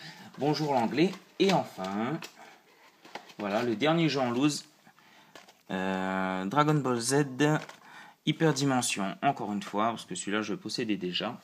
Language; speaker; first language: French; native; French